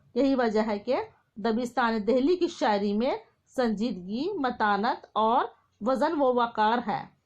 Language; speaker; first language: Urdu; native; Urdu